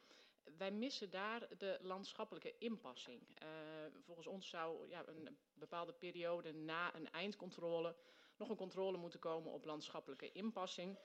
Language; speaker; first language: Dutch; native; Dutch